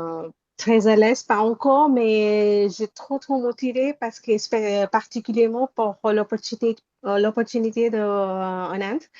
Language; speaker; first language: French; non-native, learner; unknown